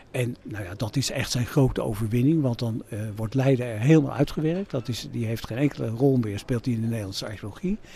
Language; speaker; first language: Dutch; native; Dutch